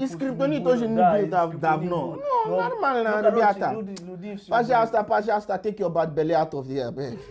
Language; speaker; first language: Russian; non-native, learner; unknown